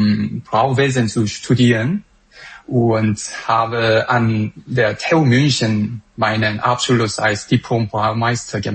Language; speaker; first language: German; non-native, fluent; Korean